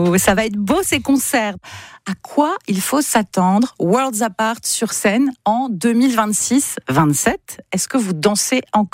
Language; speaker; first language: French; native; French